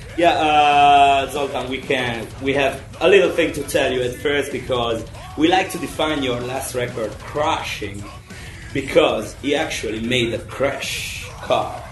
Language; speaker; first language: English; non-native, fluent; Italian